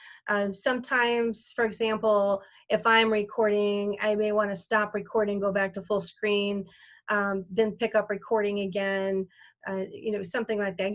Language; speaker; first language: English; native; English